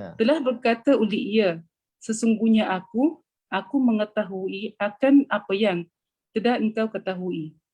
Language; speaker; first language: Malay; non-native, fluent; Filipino